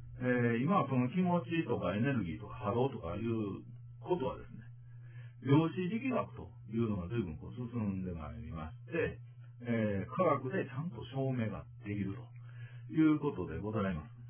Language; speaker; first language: Japanese; native; Japanese